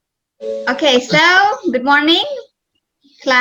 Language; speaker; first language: English; non-native, fluent; Indonesian